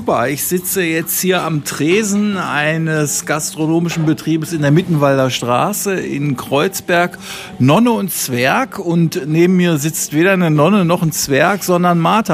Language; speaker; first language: German; native; German